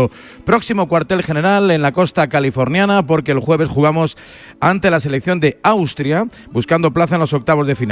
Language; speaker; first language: Spanish; native; Spanish